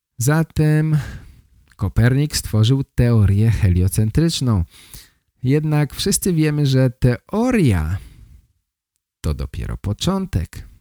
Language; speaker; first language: Polish; native; Polish